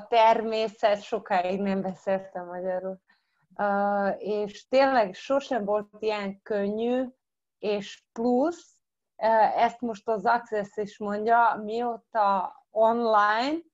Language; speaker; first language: Hungarian; early bilingual, heritage; Croatian